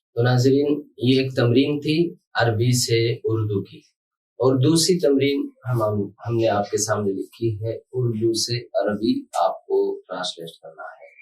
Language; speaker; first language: Urdu; native; Urdu